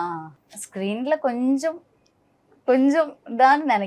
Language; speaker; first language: Tamil; non-native, learner; Malayalam